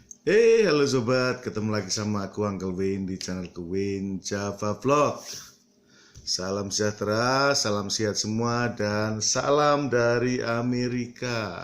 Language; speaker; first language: Indonesian; early bilingual, heritage; Indonesian